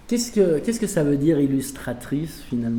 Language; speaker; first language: French; native; French